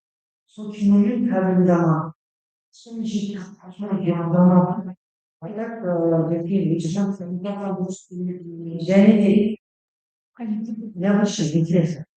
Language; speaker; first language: Russian; non-native, local second language; Kazakh